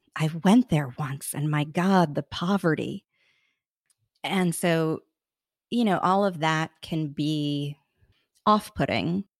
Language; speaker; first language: English; early bilingual, other home language; Hindi